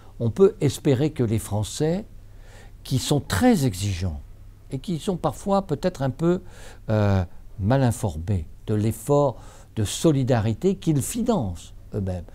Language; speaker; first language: French; native; French